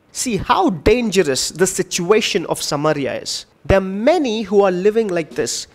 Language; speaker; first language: English; non-native, local second language; Telugu